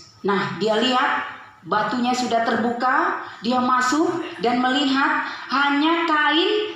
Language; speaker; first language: Indonesian; native; Indonesian